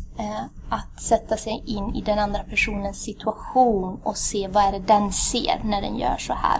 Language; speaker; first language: Swedish; early bilingual, other home language; Tigrinya